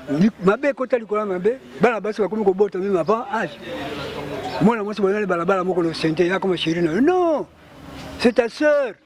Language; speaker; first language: Lingala; native; Lingala